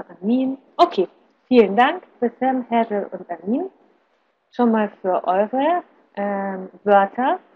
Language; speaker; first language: German; native; German